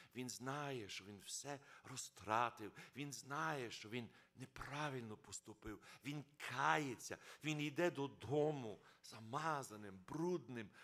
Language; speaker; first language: Ukrainian; early bilingual, heritage; Ukrainian